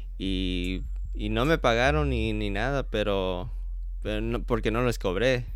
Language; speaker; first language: Spanish; early bilingual, heritage; Spanish